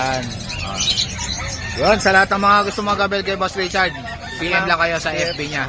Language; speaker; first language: Filipino; native; Filipino